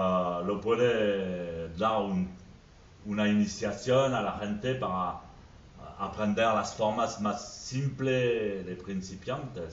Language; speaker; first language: Spanish; non-native, fluent; French